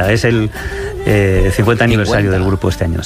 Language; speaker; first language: Spanish; native; Spanish